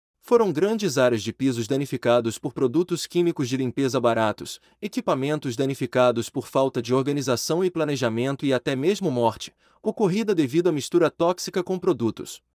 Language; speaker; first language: Portuguese; native; Portuguese